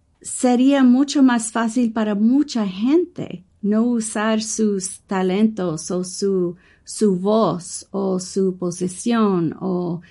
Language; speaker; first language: Spanish; non-native, learner; English